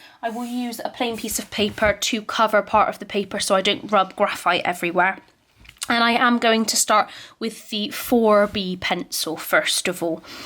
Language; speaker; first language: English; native; English